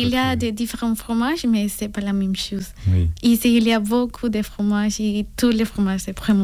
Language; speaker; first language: French; non-native, learner; Spanish